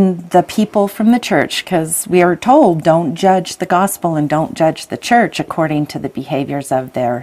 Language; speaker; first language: English; native; English